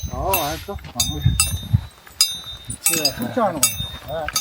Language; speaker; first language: Korean; non-native, fluent; Mongolian